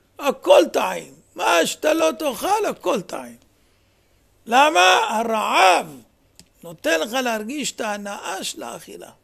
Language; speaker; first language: Hebrew; native; Hebrew